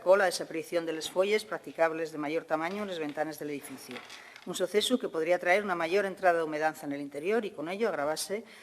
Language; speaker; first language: Asturian; non-native, local second language; Spanish